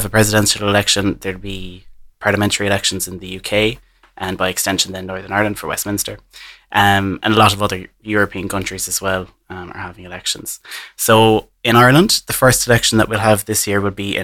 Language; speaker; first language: English; native; English